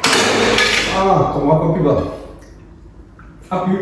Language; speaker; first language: French; native; French